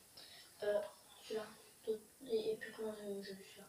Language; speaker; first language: French; native; French